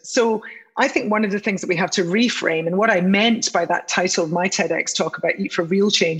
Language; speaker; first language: English; native; English